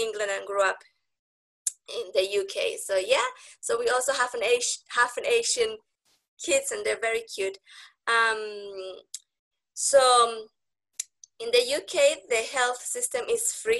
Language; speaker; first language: English; non-native, fluent; Spanish